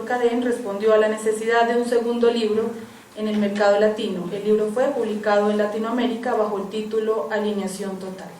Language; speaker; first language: Spanish; native; Spanish